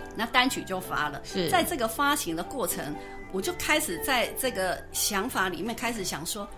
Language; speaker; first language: Chinese; non-native, local second language; Min Nan Chinese